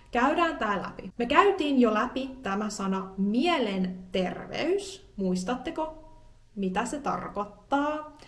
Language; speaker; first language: Finnish; native; Finnish